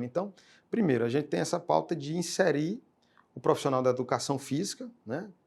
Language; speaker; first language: Portuguese; native; Portuguese